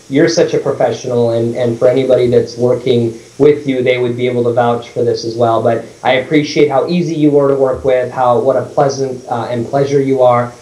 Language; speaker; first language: English; early bilingual, other home language; Persian